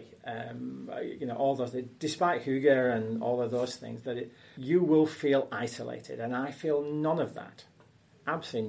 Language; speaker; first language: English; native; English